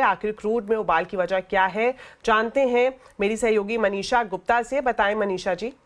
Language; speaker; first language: Hindi; native; Hindi